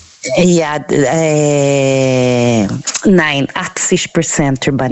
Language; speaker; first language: German; non-native, fluent; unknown